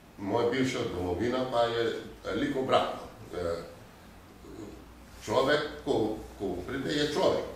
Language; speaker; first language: Slovenian; non-native, fluent; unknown